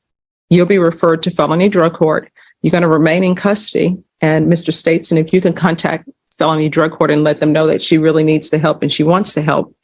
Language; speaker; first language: English; native; English